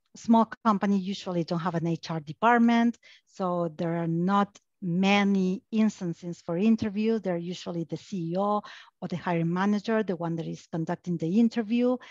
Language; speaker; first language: English; non-native, fluent; Spanish